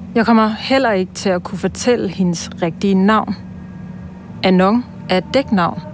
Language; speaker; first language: Danish; non-native, fluent; Thai